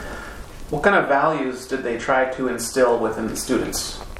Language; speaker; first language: English; native; English